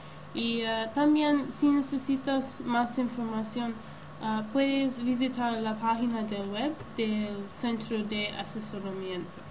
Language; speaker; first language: Spanish; non-native, learner; English